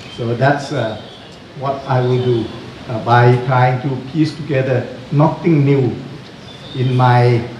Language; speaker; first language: English; non-native, fluent; Thai